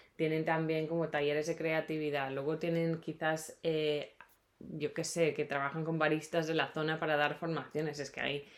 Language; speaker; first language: Spanish; non-native, fluent; English